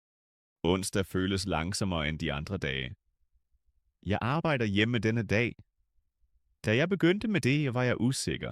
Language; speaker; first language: Danish; non-native, fluent; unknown